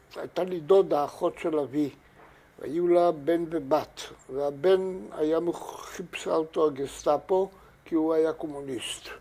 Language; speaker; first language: Hebrew; native; Hebrew